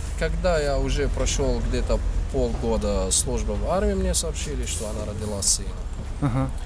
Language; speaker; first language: Russian; non-native, fluent; Arabic